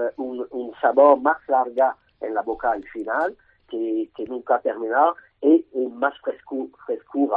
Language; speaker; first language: Spanish; non-native, learner; French